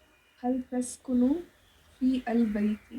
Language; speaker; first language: Arabic; non-native, learner; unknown